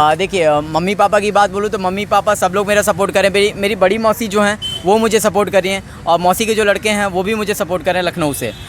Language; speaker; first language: Hindi; native; Hindi